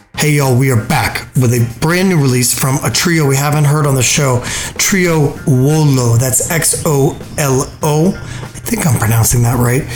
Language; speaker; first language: English; native; English